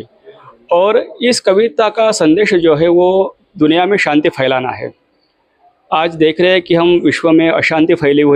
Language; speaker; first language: Hindi; non-native, local second language; Marathi